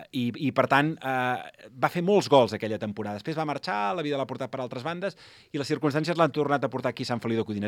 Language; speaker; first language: Catalan; native; Catalan